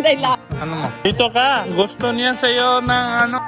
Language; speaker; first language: Filipino; non-native, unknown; Hindi